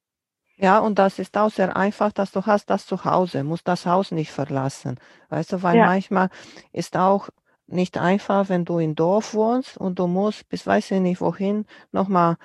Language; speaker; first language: German; non-native, fluent; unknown